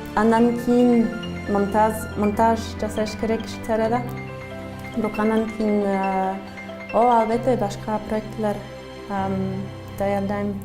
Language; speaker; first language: Kyrgyz; non-native, learner; German